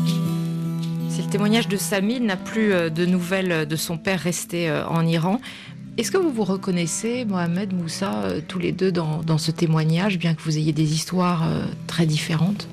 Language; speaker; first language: French; native; French